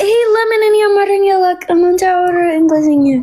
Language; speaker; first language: Amharic; non-native, learner; English